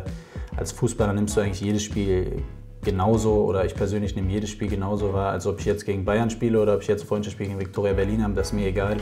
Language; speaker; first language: German; native; German